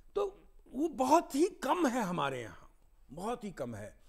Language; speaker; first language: Hindi; native; Hindi